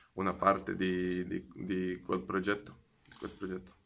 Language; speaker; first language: Italian; non-native, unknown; Serbian